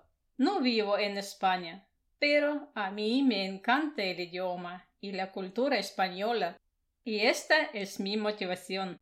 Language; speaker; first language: Spanish; non-native, fluent; Russian